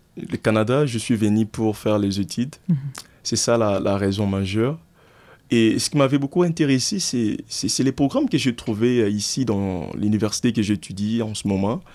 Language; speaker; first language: French; non-native, local second language; Lingala